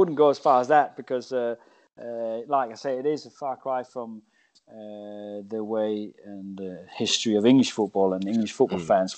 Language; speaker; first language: English; non-native, fluent; Danish